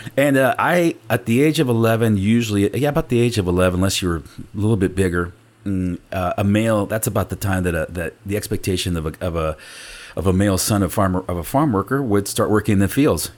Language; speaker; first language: English; early bilingual, other home language; Spanish